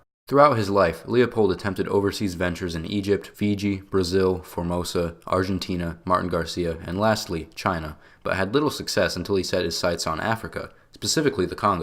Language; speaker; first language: English; native; English